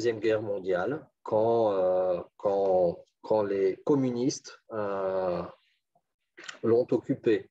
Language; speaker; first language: French; non-native, fluent; Ukrainian